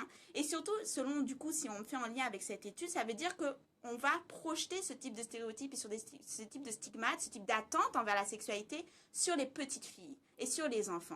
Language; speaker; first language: French; native; French